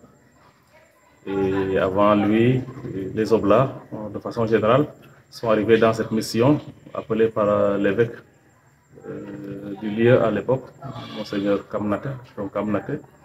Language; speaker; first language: French; non-native, local second language; Serer